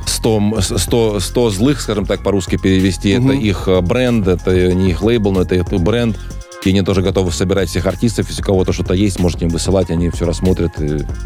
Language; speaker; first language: Russian; native; Russian